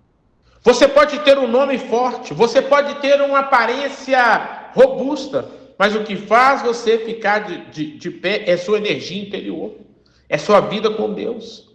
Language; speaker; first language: Portuguese; native; Portuguese